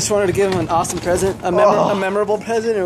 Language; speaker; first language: English; native; English